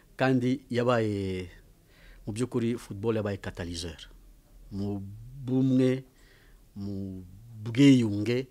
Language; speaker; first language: Kinyarwanda; early bilingual, heritage; Kinyarwanda